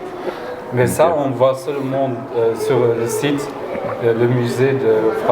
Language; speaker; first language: French; non-native, local second language; Luxembourgish